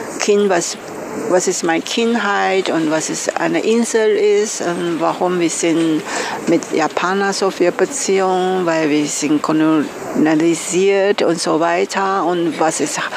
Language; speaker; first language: German; non-native, learner; Chinese